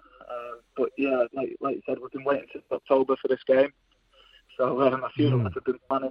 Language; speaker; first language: English; native; English